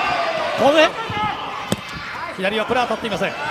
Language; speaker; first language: Japanese; native; Japanese